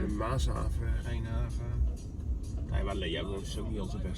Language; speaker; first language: Dutch; native; Dutch